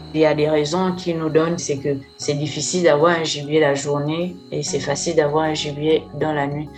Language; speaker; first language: French; non-native, local second language; Fang